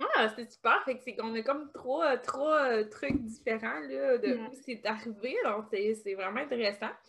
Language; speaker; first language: French; native; French